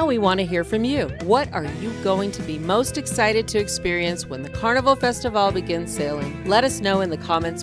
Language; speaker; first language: English; native; English